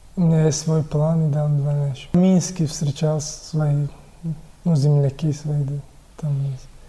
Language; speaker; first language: Russian; non-native, local second language; Tajik